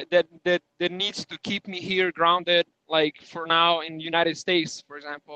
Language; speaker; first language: English; non-native, fluent; Serbian